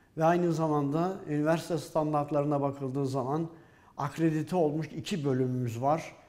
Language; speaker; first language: Turkish; native; Turkish